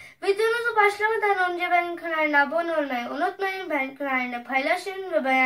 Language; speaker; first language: Turkish; non-native, learner; Urdu